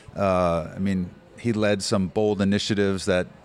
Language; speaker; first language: English; native; English